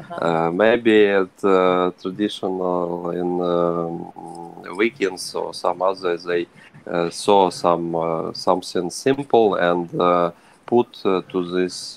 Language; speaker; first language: English; non-native, learner; Ukrainian